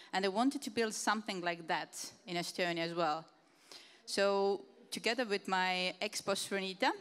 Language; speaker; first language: English; non-native, fluent; Estonian